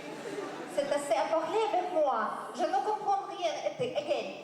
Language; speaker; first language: French; non-native, learner; Russian